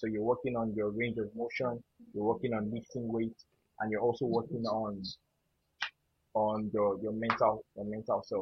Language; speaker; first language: English; non-native, local second language; Yoruba